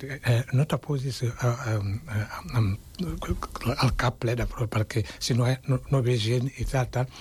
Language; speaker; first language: Catalan; non-native, fluent; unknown